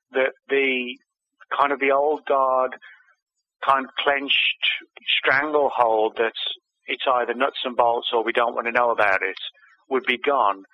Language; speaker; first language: English; native; English